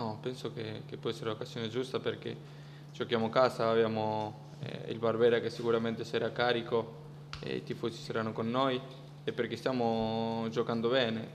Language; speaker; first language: Italian; non-native, fluent; Spanish